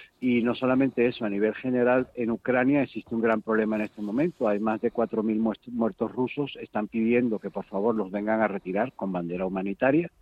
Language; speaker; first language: Spanish; native; Spanish